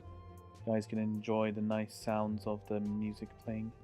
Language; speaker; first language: English; native; English